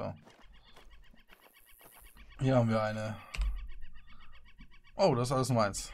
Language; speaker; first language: German; native; German